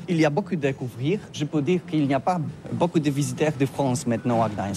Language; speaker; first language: French; non-native, fluent; Polish